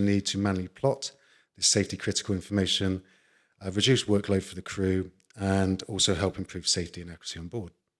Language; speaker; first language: English; native; English